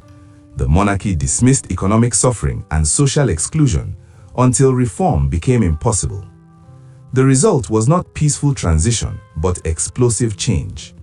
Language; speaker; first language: English; non-native, local second language; Igbo